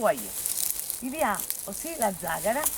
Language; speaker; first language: French; non-native, fluent; Italian